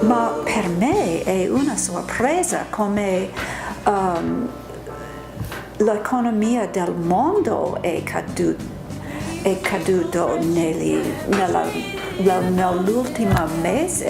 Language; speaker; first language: Italian; non-native, learner; English